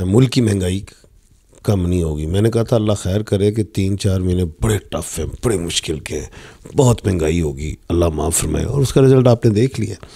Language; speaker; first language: Urdu; non-native, local second language; Punjabi